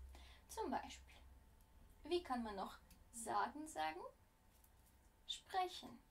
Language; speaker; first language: German; non-native, fluent; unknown